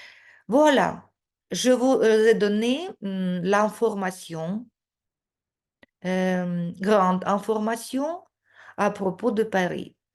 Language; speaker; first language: French; non-native, fluent; Russian